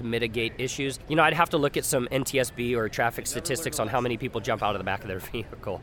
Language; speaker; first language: English; native; English